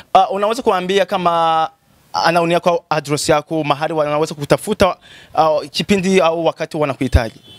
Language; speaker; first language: Swahili; non-native, local second language; Rundi